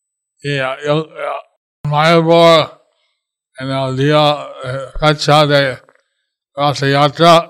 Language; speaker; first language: Spanish; non-native, learner; English